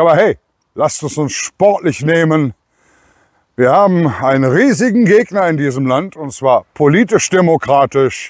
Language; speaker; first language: German; native; German